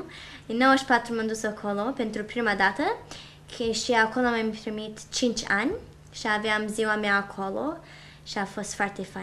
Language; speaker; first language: Romanian; early bilingual, heritage; Romanian